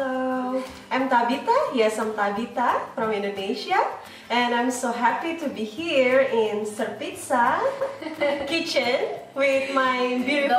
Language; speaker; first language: English; non-native, learner; Indonesian